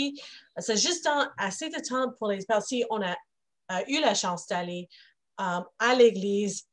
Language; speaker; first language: French; non-native, local second language; English